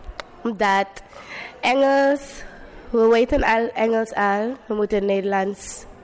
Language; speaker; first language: Dutch; non-native, learner; English